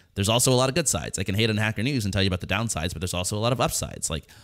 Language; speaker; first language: English; native; English